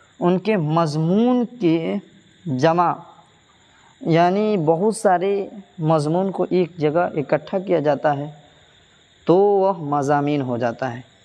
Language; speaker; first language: Urdu; native; Urdu